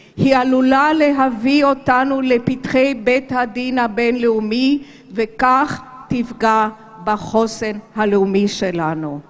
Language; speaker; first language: Hebrew; early bilingual, other home language; Romanian